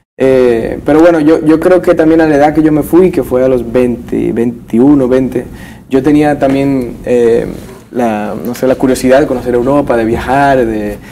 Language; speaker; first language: Spanish; native; Spanish